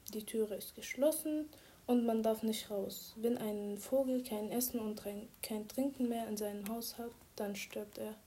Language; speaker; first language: German; non-native, fluent; Arabic